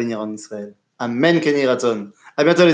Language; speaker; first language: French; native; French